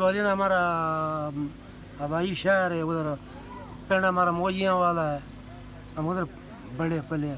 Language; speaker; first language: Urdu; non-native, local second language; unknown